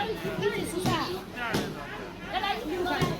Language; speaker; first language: Chinese; non-native, local second language; Korean